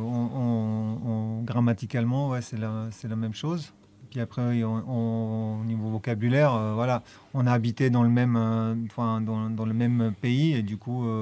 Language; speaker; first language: French; early bilingual, other home language; Serbian